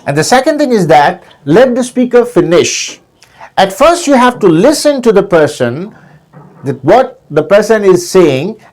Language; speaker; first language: English; non-native, local second language; Urdu